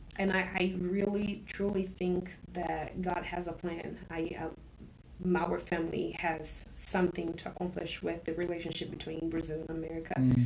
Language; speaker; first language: English; non-native, fluent; Portuguese